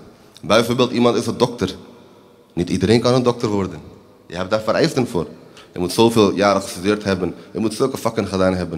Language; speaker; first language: Dutch; early bilingual, other home language; Urdu